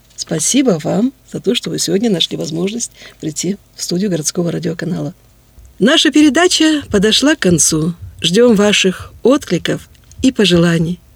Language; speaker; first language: Russian; native; Russian